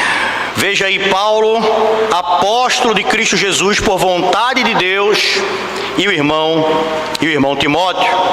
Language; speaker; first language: Portuguese; native; Portuguese